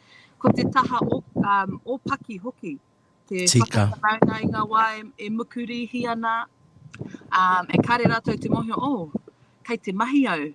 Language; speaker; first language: Māori; non-native, local second language; English